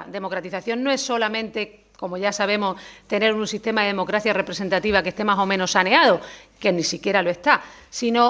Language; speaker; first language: Spanish; native; Spanish